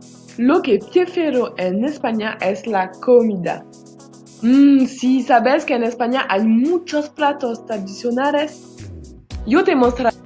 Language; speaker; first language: Spanish; non-native, learner; French